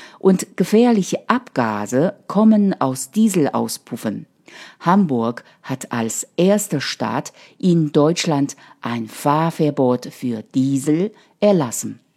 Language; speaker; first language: German; non-native, fluent; Chinese